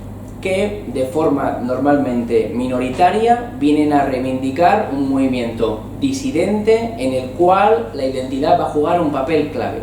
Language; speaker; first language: Spanish; native; Spanish